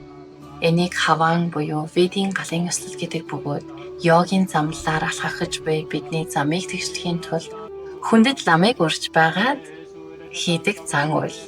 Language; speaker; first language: Mongolian; native; Mongolian